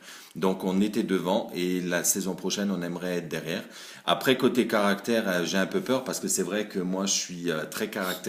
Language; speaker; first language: French; native; French